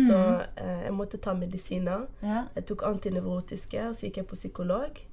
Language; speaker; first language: Norwegian; early bilingual, other home language; Portuguese